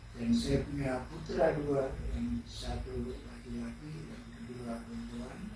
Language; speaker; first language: Indonesian; native; Indonesian